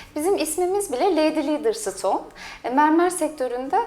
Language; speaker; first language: Turkish; native; Turkish